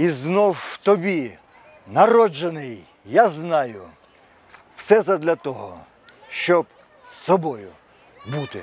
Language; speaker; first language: Ukrainian; native; Ukrainian